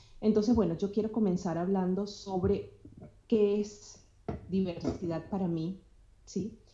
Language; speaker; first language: Spanish; native; Spanish